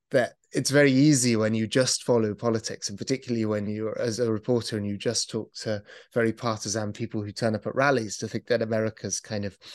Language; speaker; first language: English; native; English